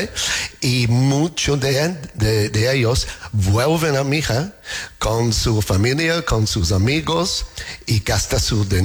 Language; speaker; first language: Spanish; non-native, learner; English